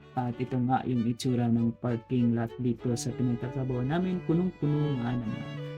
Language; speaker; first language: Filipino; native; Filipino